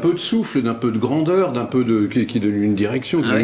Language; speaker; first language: French; native; French